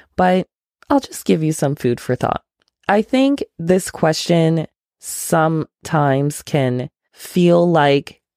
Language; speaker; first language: English; non-native, local second language; Akan